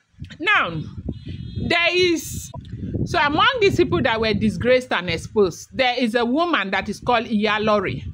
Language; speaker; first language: English; non-native, local second language; Yoruba